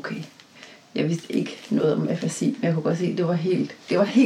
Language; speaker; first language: Danish; native; Danish